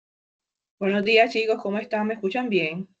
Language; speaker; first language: Spanish; native; Spanish